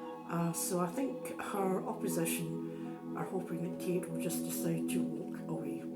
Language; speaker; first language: English; native; English